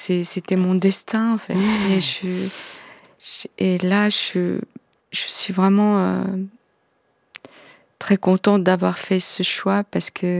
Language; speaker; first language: French; non-native, fluent; Korean